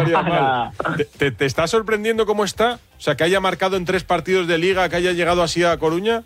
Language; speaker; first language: Spanish; native; Spanish